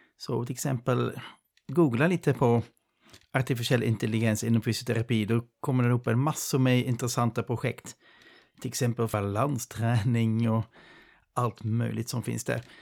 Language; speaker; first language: Swedish; non-native, fluent; Dutch